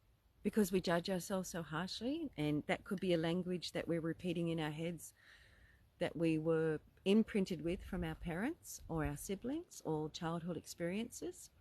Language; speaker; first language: English; native; English